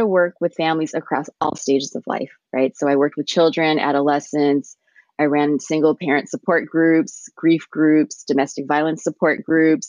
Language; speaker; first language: English; early bilingual, other home language; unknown